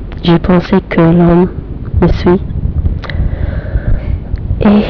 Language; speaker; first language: French; non-native, learner; English